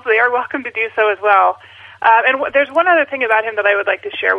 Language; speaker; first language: English; native; English